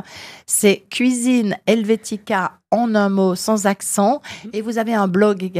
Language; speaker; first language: French; native; French